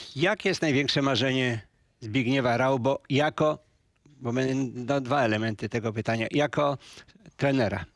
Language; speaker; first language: Polish; native; Polish